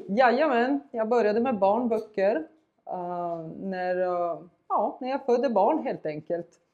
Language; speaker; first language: Swedish; non-native, fluent; Bulgarian